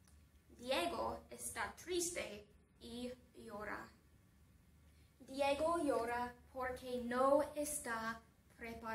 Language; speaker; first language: Spanish; non-native, fluent; English